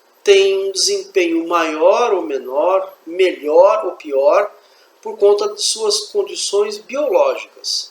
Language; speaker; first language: Portuguese; native; Portuguese